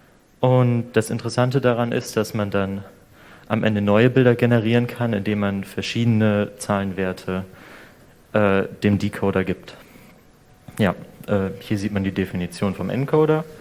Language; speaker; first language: German; native; German